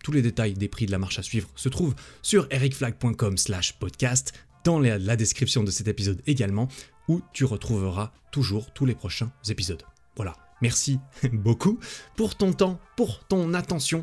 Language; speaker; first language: French; native; French